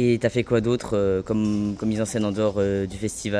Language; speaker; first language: French; native; French